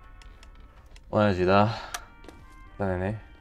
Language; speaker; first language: Japanese; non-native, learner; English